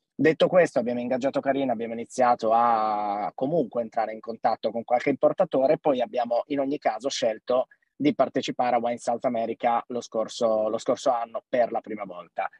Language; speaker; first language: Italian; native; Italian